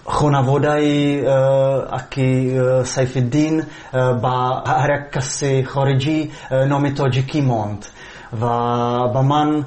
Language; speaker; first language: Persian; non-native, fluent; Czech